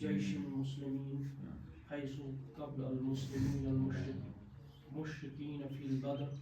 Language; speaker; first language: Arabic; non-native, learner; Urdu